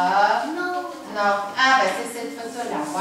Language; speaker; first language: French; native; French